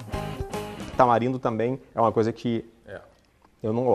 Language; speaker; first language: Portuguese; native; Portuguese